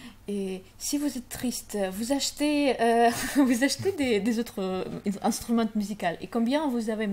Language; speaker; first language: French; non-native, learner; Russian